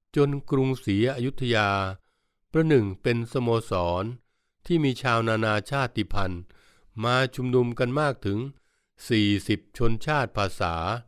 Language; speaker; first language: Thai; native; Thai